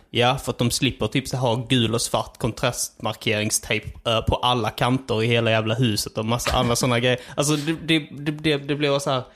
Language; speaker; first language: Swedish; early bilingual, other home language; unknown